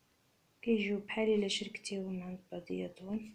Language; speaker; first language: Arabic; native; Arabic